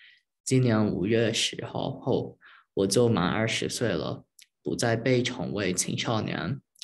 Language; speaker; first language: Chinese; early bilingual, heritage; Chinese